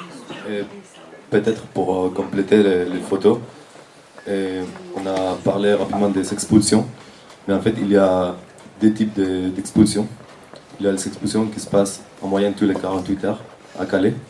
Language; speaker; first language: French; non-native, fluent; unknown